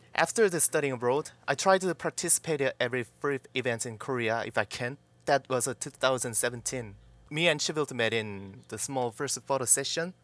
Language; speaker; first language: English; non-native, learner; Korean